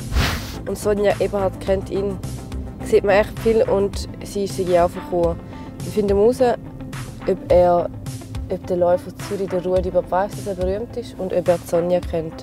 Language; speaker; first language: German; native; German